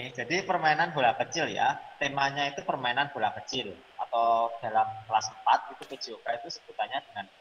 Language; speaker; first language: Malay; non-native, local second language; Javanese